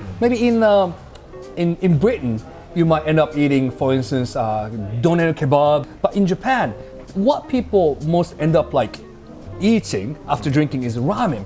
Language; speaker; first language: English; non-native, fluent; Japanese